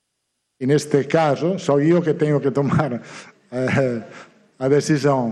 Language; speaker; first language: Portuguese; non-native, learner; Italian